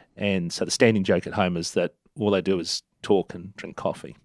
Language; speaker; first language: English; native; English